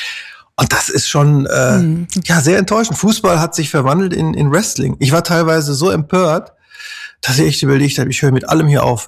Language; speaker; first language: German; native; German